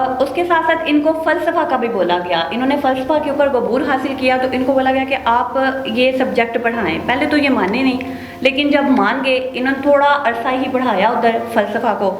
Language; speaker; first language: Urdu; non-native, local second language; Punjabi